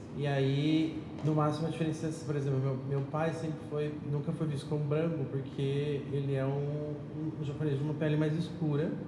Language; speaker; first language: Portuguese; native; Portuguese